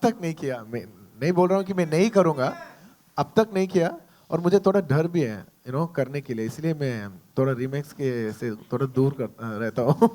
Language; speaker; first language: Hindi; non-native, local second language; Telugu